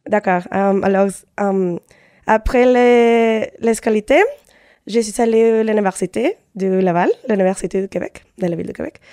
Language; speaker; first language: French; non-native, learner; Spanish